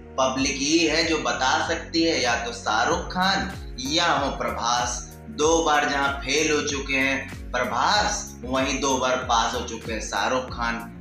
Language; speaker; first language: Hindi; native; Hindi